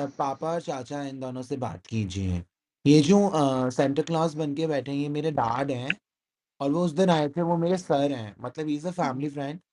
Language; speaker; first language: Hindi; native; Hindi